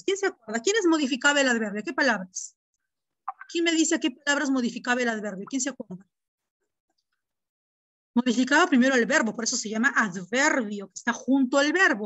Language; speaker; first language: Spanish; native; Spanish